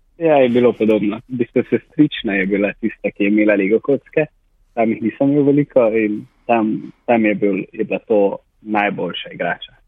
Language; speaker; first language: Slovenian; native; Slovenian